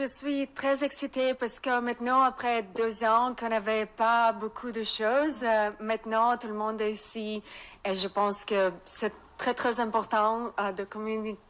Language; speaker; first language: French; non-native, learner; Russian